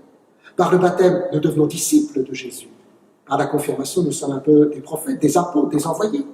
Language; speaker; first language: French; native; French